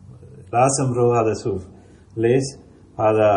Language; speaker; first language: Arabic; non-native, learner; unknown